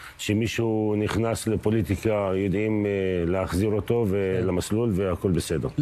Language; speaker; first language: Hebrew; non-native, local second language; Arabic